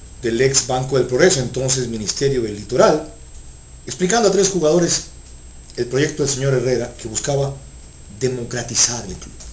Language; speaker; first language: Spanish; native; Spanish